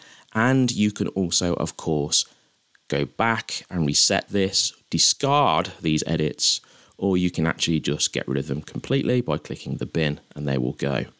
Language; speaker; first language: English; native; English